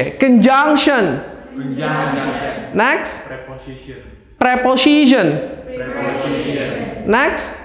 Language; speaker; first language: English; non-native, fluent; Indonesian